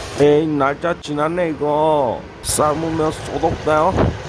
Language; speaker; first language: Korean; non-native, learner; Thai